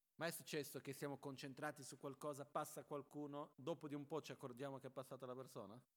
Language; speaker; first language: Italian; non-native, fluent; Portuguese